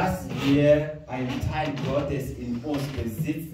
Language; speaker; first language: German; non-native, fluent; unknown